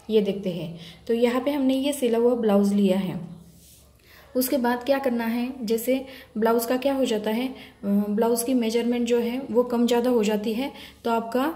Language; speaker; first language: Hindi; non-native, local second language; Marathi